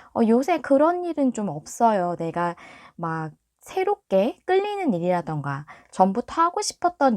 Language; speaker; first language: Korean; native; Korean